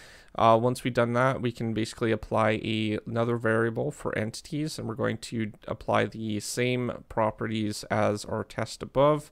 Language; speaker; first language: English; native; English